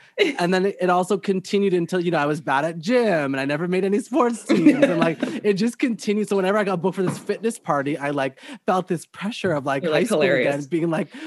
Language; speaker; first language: English; native; English